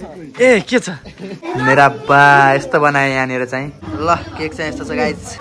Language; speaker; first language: Nepali; native; Nepali